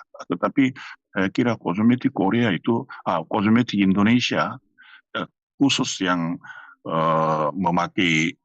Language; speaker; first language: Indonesian; non-native, fluent; Korean